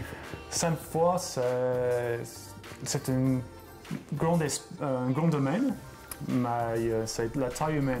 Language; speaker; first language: French; non-native, fluent; English